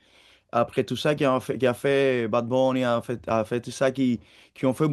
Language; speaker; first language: French; non-native, fluent; Spanish